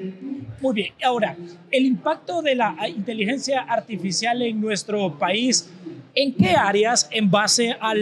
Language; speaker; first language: Spanish; native; Spanish